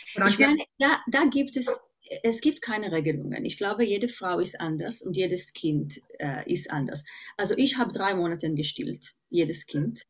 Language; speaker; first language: German; non-native, fluent; Hebrew